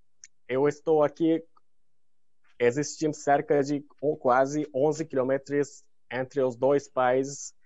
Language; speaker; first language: Portuguese; non-native, learner; Turkish